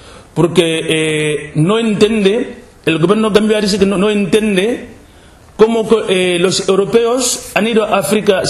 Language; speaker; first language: Spanish; non-native, local second language; Wolof